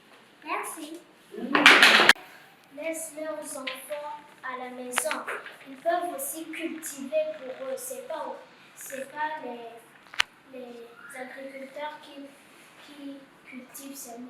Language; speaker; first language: French; non-native, learner; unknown